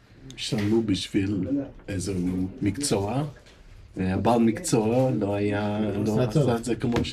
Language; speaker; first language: Hebrew; non-native, fluent; English